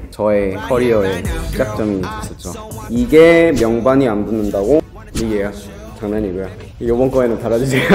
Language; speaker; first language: Korean; early bilingual, heritage; Korean